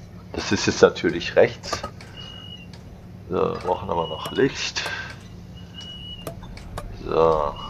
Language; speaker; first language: German; native; German